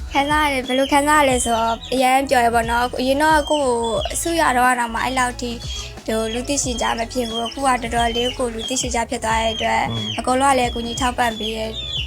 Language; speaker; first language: Burmese; native; Burmese